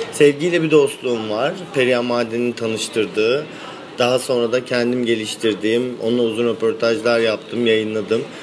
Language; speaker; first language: Turkish; native; Turkish